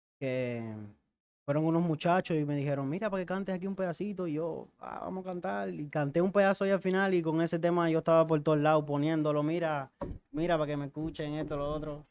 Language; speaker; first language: Spanish; native; Spanish